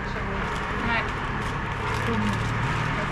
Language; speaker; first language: English; non-native, fluent; French